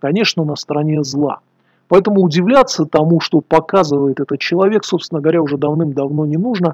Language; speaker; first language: Russian; native; Russian